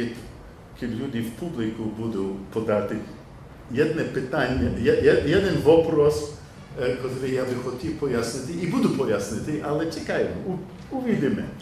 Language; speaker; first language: Polish; non-native, learner; English